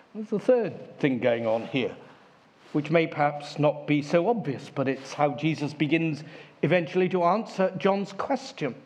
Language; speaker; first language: English; native; English